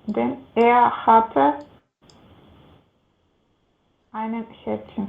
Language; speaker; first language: German; non-native, learner; Macedonian